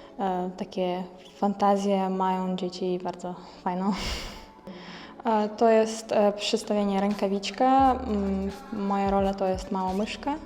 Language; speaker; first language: Polish; non-native, learner; Ukrainian